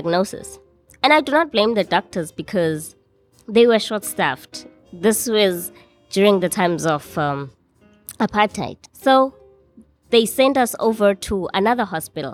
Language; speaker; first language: English; non-native, local second language; Xhosa